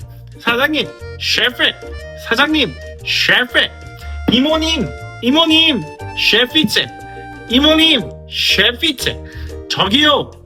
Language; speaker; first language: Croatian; non-native, fluent; Korean